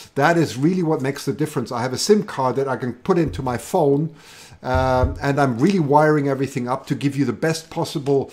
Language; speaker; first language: English; native; English